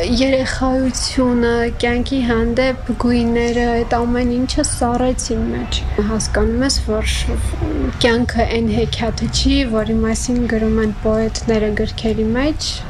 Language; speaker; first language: Armenian; native; Armenian